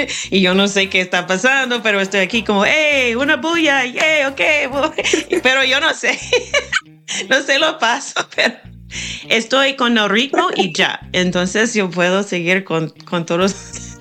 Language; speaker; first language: Spanish; non-native, fluent; English